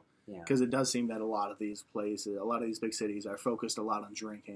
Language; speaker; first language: English; native; English